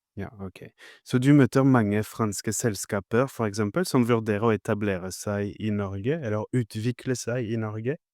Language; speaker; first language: Norwegian; non-native, fluent; French